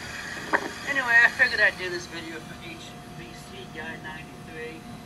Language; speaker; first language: English; native; English